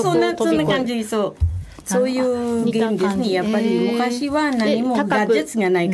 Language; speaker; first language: Japanese; non-native, fluent; Filipino